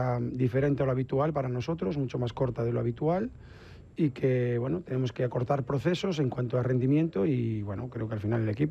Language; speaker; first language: Spanish; native; Spanish